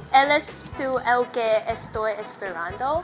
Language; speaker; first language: Spanish; non-native, learner; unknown